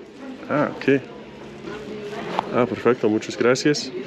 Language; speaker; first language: Spanish; non-native, learner; English